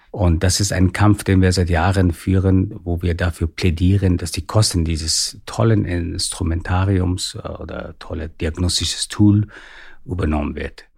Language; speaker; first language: German; non-native, fluent; Persian